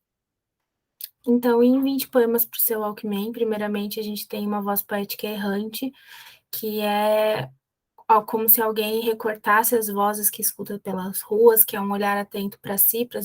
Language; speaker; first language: Portuguese; native; Portuguese